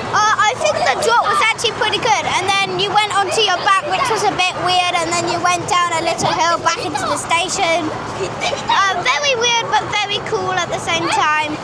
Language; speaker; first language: English; native; English